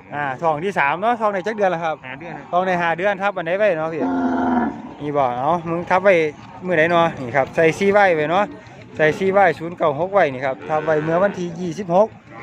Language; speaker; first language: Thai; native; Thai